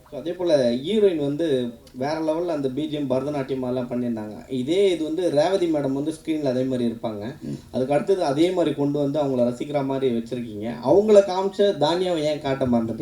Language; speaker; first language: Tamil; native; Tamil